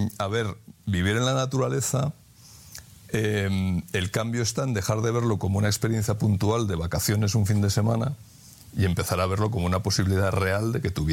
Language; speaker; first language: Spanish; native; Spanish